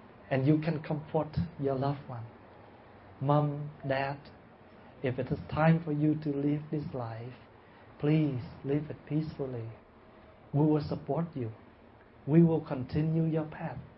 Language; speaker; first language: English; non-native, fluent; Vietnamese